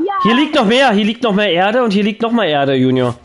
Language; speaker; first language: German; native; German